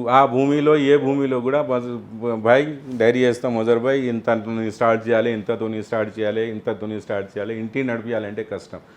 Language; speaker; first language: Telugu; non-native, local second language; Urdu